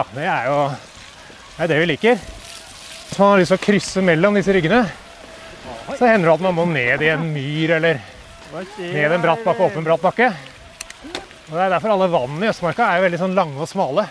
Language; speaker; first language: Norwegian; native; Norwegian